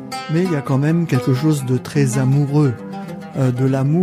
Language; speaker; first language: French; native; French